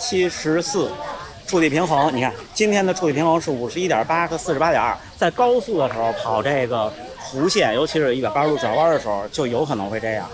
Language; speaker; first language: Chinese; native; Chinese